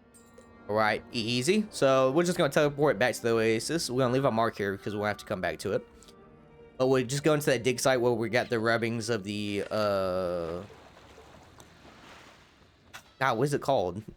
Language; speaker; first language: English; native; English